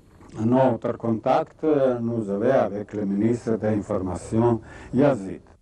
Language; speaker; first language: French; non-native, fluent; Serbian